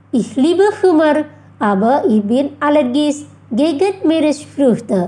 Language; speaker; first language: German; non-native, fluent; Indonesian